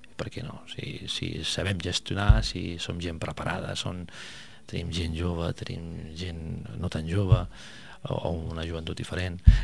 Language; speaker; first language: Catalan; non-native, local second language; Spanish